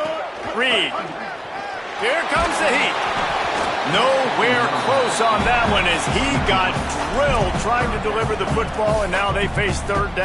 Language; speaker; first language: English; native; English